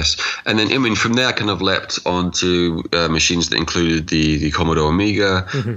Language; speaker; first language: English; native; English